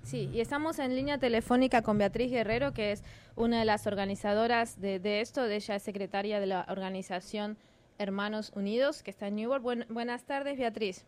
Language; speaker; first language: Spanish; native; Spanish